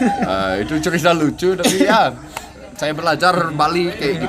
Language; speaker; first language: Indonesian; non-native, fluent; English